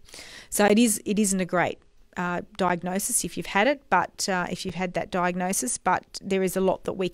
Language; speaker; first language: English; native; English